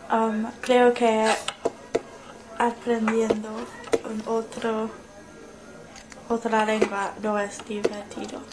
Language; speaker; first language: Spanish; non-native, learner; English